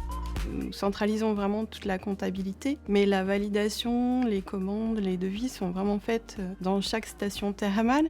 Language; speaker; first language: French; native; French